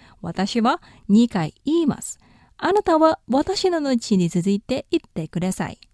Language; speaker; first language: Japanese; non-native, fluent; Indonesian